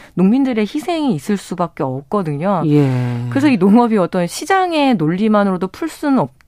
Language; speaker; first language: Korean; native; Korean